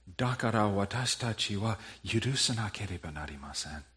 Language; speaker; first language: Japanese; non-native, fluent; English